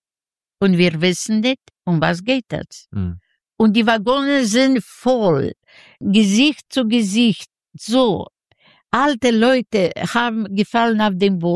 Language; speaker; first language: German; non-native, learner; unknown